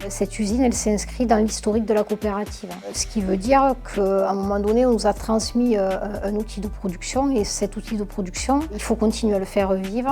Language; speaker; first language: French; native; French